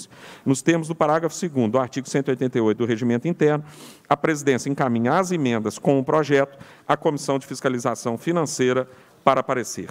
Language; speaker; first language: Portuguese; native; Portuguese